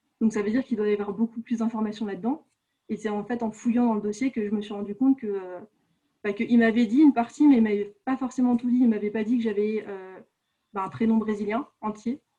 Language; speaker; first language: French; native; French